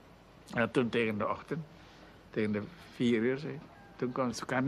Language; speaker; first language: Dutch; non-native, local second language; Indonesian